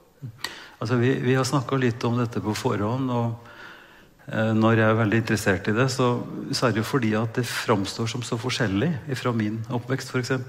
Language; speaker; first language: Norwegian; native; Norwegian